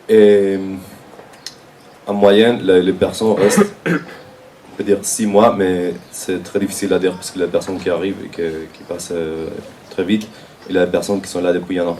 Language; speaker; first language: French; non-native, fluent; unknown